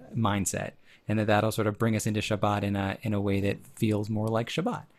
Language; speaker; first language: English; native; English